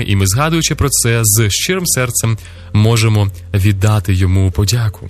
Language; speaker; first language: Ukrainian; native; Ukrainian